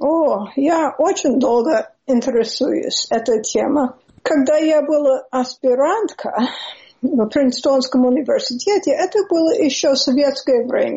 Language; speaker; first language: Russian; non-native, fluent; English